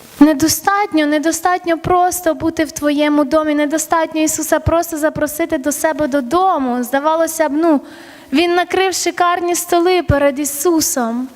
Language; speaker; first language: Ukrainian; early bilingual, other home language; Armenian